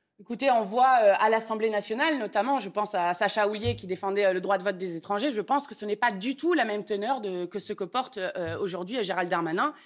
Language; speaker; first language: French; native; French